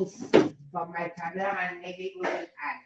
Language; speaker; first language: English; non-native, learner; French